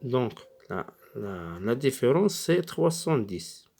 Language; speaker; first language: French; non-native, local second language; Arabic